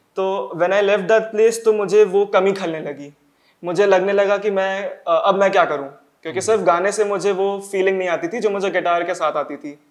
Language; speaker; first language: Hindi; native; Hindi